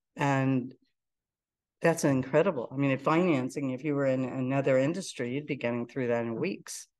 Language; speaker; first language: English; native; English